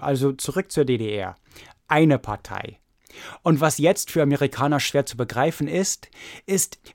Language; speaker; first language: German; non-native, fluent; English